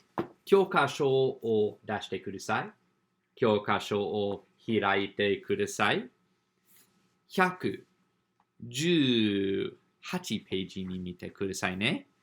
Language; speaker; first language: Japanese; non-native, fluent; English